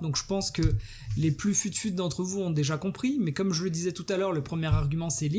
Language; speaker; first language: French; native; French